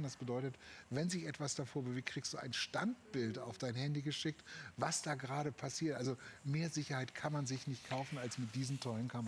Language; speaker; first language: German; native; German